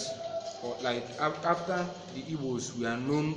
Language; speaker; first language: English; non-native, local second language; Igbo